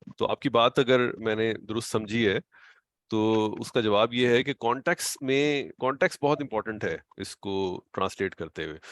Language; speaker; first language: Urdu; native; Urdu